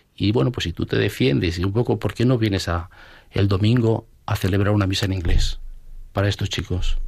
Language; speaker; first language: Spanish; native; Spanish